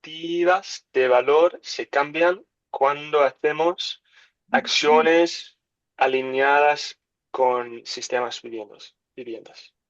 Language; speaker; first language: Spanish; non-native, learner; English